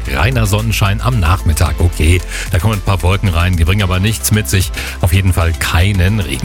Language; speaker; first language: German; native; German